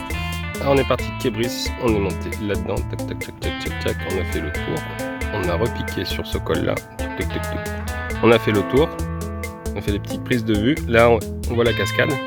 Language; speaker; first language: French; native; French